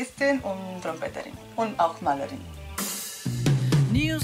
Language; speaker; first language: German; non-native, fluent; Spanish